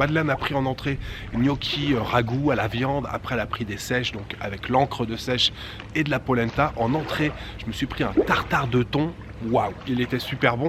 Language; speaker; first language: French; native; French